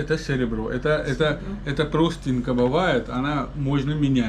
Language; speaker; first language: Russian; non-native, learner; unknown